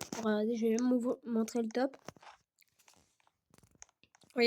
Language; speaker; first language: French; native; French